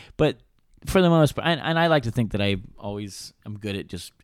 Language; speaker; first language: English; native; English